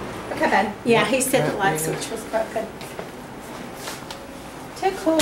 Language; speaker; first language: English; native; English